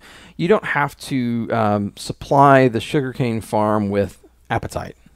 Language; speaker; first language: English; native; English